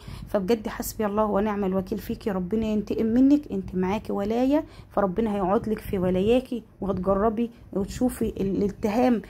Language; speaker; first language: Arabic; native; Arabic